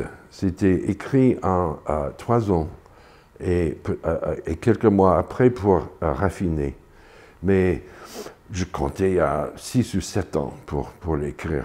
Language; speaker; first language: French; non-native, fluent; English